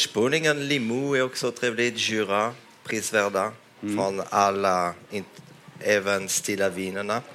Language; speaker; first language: Swedish; non-native, fluent; French